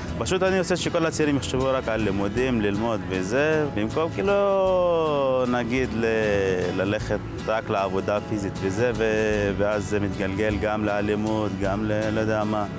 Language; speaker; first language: Hebrew; non-native, local second language; Arabic